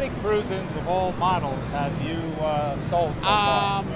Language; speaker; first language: English; native; English